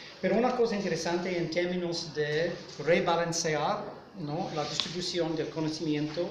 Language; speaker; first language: Spanish; non-native, fluent; English